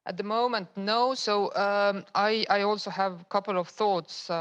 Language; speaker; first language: English; non-native, fluent; Estonian